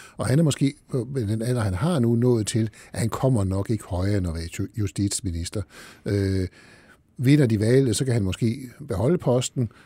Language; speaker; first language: Danish; native; Danish